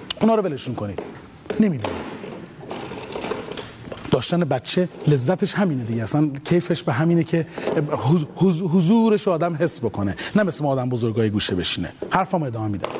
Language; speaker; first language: Persian; native; Persian